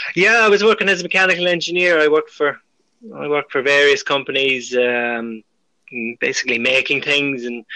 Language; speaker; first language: English; native; English